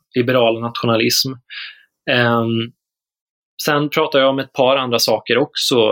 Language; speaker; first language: Swedish; native; Swedish